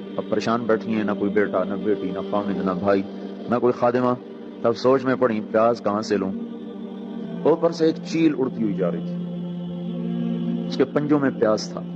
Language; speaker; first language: Urdu; non-native, local second language; Punjabi